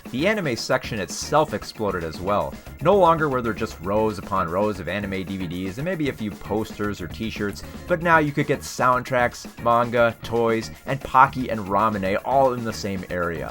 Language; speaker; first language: English; native; English